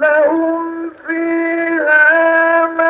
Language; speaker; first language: Arabic; native; Arabic